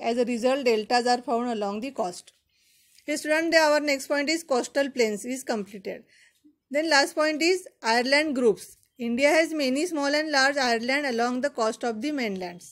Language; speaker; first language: English; non-native, local second language; Marathi